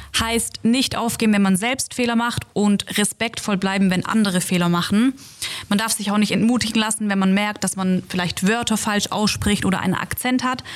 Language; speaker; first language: German; native; German